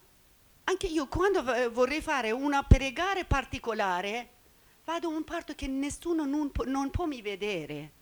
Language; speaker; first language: Italian; non-native, learner; Persian